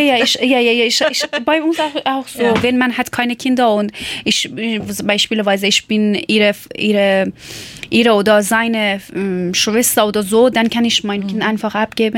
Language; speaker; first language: German; non-native, learner; Persian